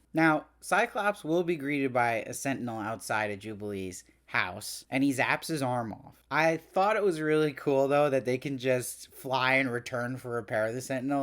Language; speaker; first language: English; native; English